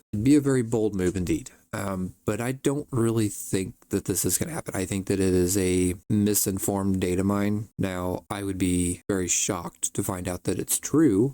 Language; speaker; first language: English; native; English